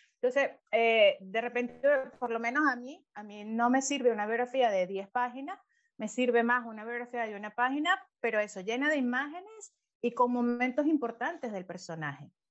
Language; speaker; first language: Spanish; native; Spanish